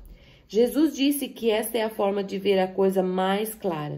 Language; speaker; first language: Portuguese; native; Portuguese